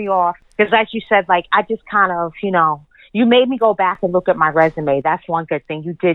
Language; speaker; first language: English; native; English